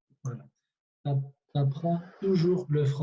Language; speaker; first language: French; non-native, fluent; Kurdish